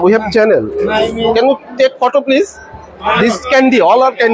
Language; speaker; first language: English; non-native, learner; Bangla